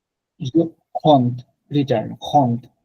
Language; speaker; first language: French; non-native, fluent; Bangla